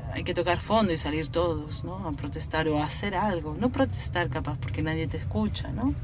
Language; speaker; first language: Spanish; native; Spanish